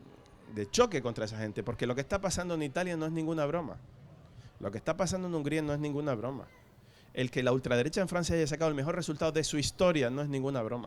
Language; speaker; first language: Spanish; native; Spanish